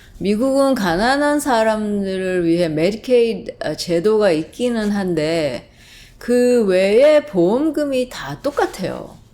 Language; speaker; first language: Korean; non-native, fluent; English